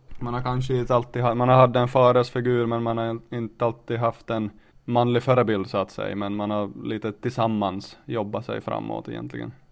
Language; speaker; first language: Swedish; native; Swedish